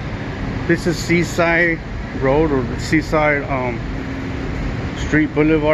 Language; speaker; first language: English; native; English